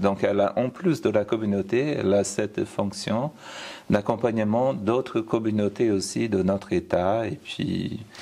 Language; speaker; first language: French; non-native, fluent; Portuguese